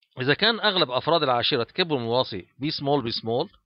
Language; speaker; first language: Arabic; native; Arabic